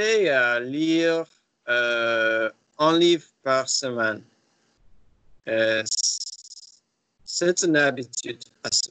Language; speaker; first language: French; non-native, learner; English